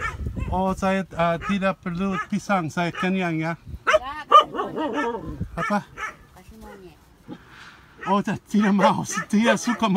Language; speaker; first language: Indonesian; non-native, learner; English